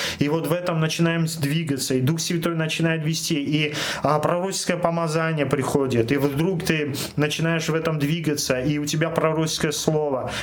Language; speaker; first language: Russian; non-native, local second language; Armenian